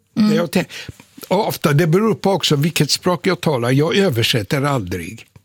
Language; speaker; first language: Swedish; non-native, fluent; Polish